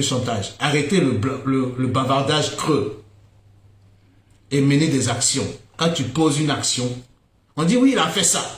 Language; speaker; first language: French; native; French